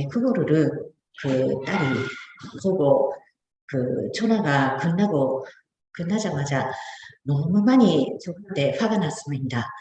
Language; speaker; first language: Korean; non-native, fluent; Japanese